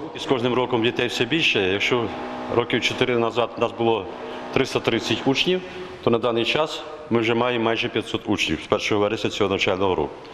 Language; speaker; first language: Ukrainian; native; Ukrainian